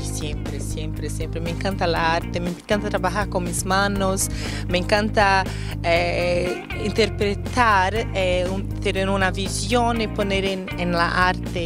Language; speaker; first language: Spanish; non-native, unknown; Portuguese